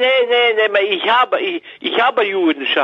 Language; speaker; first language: German; non-native, learner; French